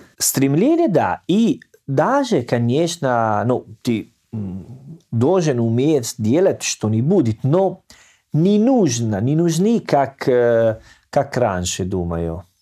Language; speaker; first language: Russian; non-native, fluent; Italian